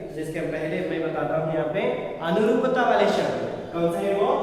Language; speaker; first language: Hindi; non-native, local second language; Kannada